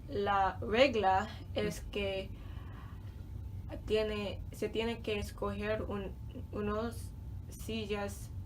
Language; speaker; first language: Spanish; non-native, learner; English